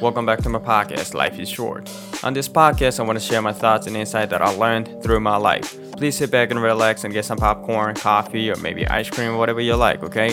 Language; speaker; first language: English; non-native, fluent; Japanese